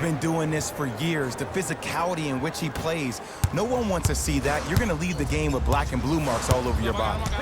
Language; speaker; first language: English; native; English